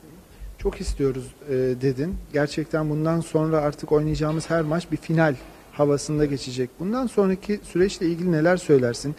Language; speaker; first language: Turkish; native; Turkish